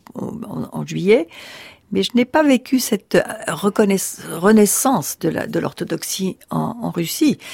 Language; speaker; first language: French; early bilingual, other home language; Russian